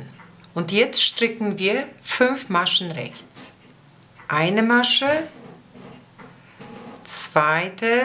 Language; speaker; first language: German; non-native, fluent; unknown